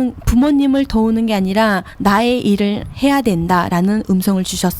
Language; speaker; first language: Korean; early bilingual, heritage; Korean